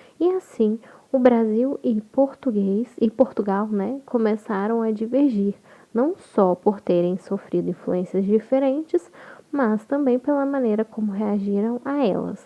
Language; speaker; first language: Portuguese; native; Portuguese